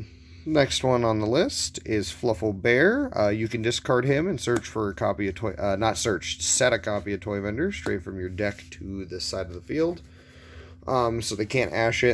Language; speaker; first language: English; native; English